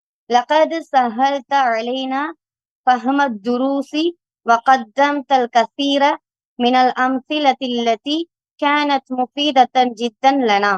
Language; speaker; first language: Arabic; non-native, learner; Tamil